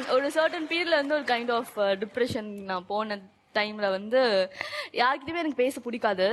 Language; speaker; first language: Tamil; native; Tamil